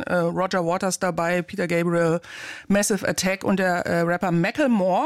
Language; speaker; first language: German; native; German